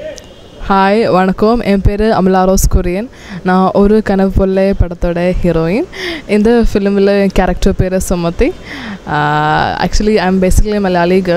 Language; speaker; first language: Tamil; non-native, learner; Malayalam